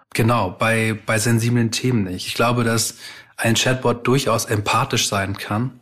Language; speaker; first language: German; early bilingual, other home language; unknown